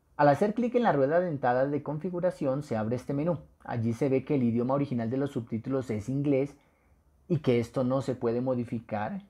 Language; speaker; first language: Spanish; native; Spanish